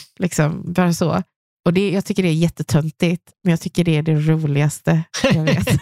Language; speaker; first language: Swedish; native; Swedish